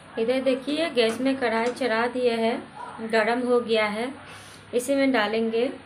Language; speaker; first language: Hindi; non-native, local second language; Bangla